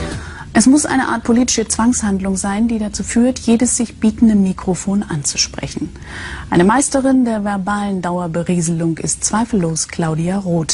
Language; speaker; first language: German; native; German